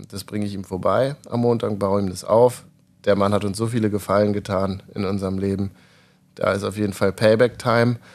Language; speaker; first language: German; native; German